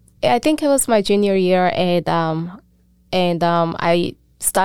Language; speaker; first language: English; non-native, fluent; Mandingo